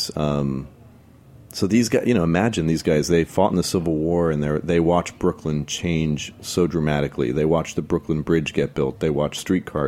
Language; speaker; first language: English; native; English